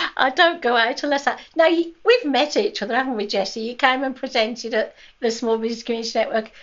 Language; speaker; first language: English; native; English